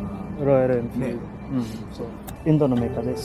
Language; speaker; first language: Japanese; non-native, learner; Hindi